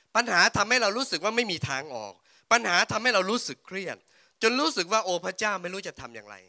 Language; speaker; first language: Thai; native; Thai